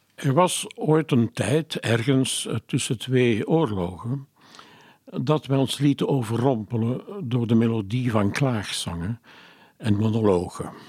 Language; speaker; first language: Dutch; non-native, local second language; French